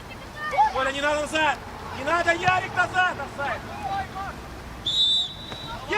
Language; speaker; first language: Russian; native; Russian